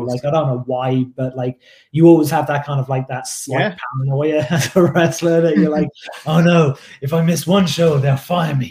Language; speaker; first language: English; native; English